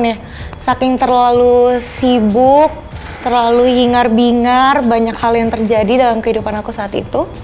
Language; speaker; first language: Indonesian; native; Indonesian